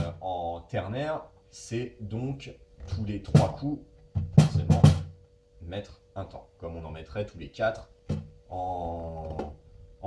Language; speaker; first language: French; native; French